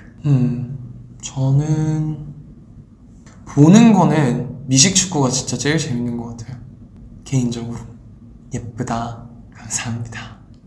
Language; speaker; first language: Korean; early bilingual, heritage; Korean